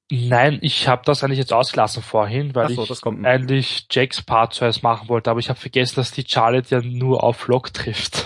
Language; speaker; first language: German; native; German